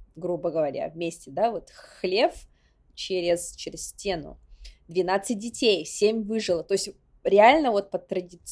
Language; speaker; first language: Russian; non-native, local second language; Yakut